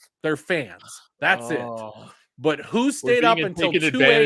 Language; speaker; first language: English; native; English